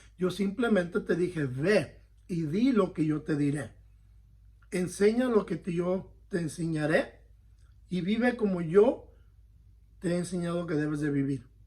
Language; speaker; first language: Spanish; early bilingual, heritage; Spanish